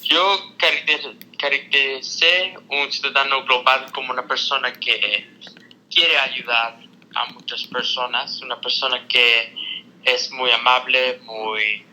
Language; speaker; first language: Spanish; early bilingual, heritage; Spanish